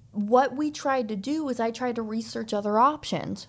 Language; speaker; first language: English; native; English